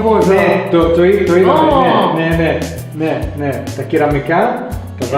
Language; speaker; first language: Greek; early bilingual, heritage; English